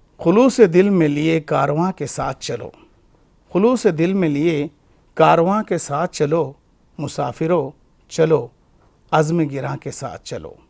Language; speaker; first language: Urdu; native; Urdu